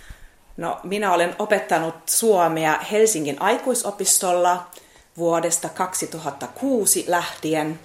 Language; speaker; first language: Finnish; non-native, fluent; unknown